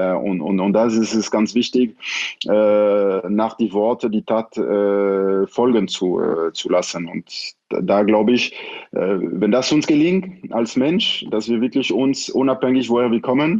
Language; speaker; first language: German; non-native, fluent; French